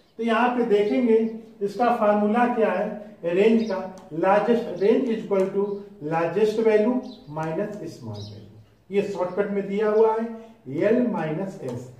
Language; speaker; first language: Hindi; native; Hindi